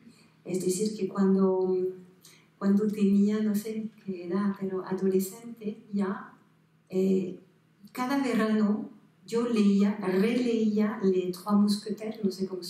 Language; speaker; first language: Spanish; non-native, fluent; French